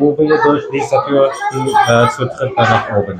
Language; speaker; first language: German; non-native, fluent; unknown